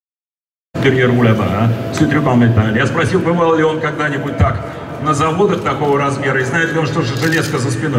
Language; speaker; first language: Russian; native; Russian